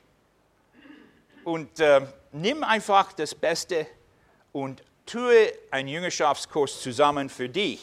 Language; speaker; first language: German; non-native, fluent; English